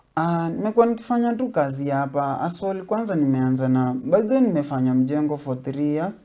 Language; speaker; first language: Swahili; non-native, local second language; Luyia